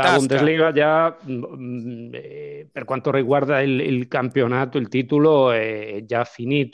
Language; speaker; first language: Italian; non-native, fluent; Spanish